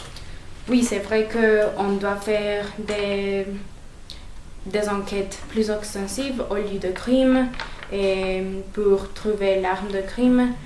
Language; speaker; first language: French; non-native, learner; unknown